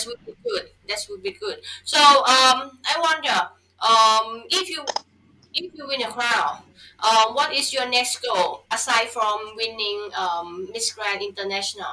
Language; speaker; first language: English; non-native, fluent; Thai